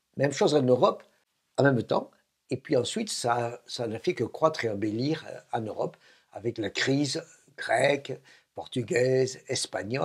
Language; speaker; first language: French; native; French